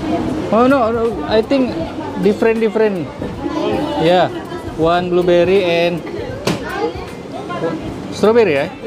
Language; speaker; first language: English; non-native, learner; Indonesian